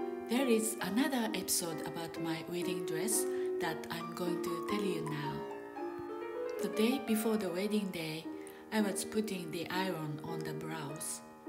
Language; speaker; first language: English; non-native, fluent; Japanese